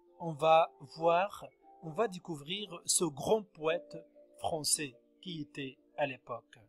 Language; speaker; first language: French; non-native, local second language; Arabic